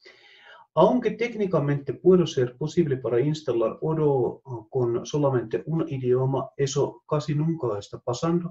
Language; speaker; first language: Spanish; non-native, fluent; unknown